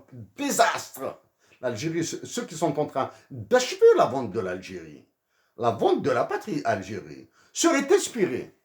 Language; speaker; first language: French; native; French